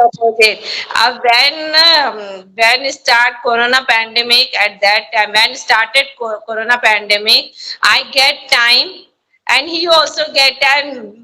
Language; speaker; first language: English; non-native, learner; Hindi